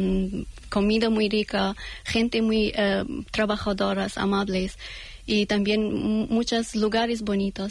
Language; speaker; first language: Spanish; non-native, fluent; Persian